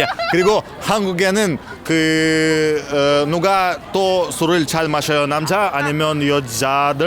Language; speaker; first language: Korean; non-native, learner; Russian